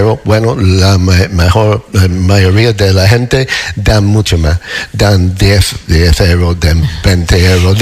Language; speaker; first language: Spanish; non-native, fluent; English